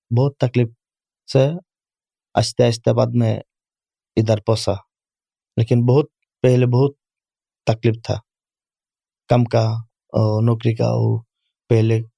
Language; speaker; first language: Urdu; non-native, learner; Bangla